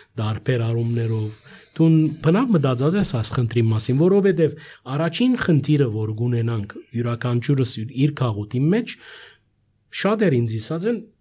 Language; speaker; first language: Armenian; native; Armenian